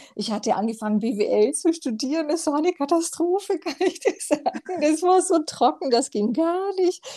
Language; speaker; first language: German; early bilingual, other home language; Romanian